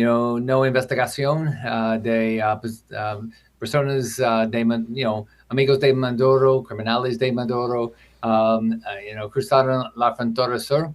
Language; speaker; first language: Spanish; non-native, learner; English